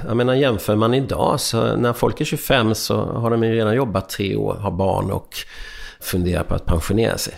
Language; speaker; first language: Swedish; early bilingual, other home language; Hungarian